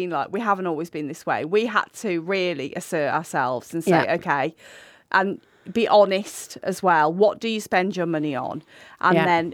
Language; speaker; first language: English; native; English